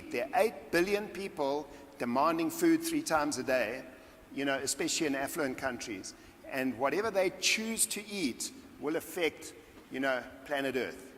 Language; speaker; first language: English; native; English